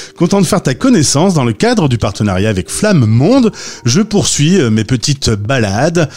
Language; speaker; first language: French; native; French